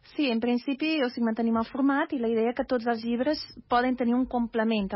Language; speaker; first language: Catalan; non-native, fluent; Portuguese